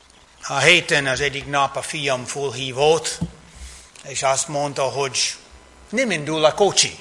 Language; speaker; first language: Hungarian; non-native, fluent; English